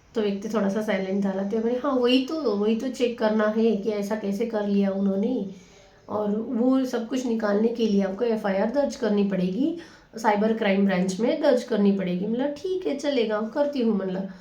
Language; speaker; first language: Hindi; non-native, local second language; Marathi